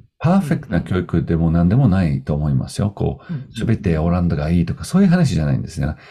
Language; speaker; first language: Japanese; non-native, fluent; Dutch